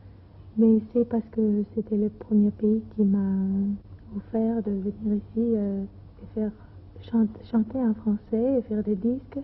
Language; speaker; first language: French; non-native, fluent; Greek